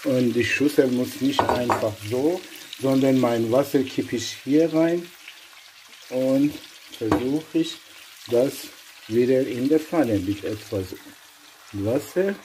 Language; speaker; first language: German; non-native, learner; Persian